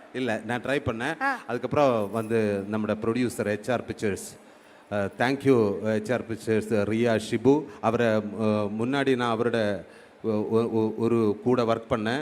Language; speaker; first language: Tamil; non-native, learner; Malayalam